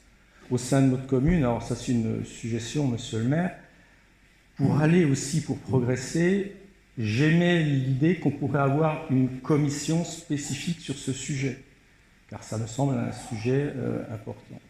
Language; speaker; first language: French; native; French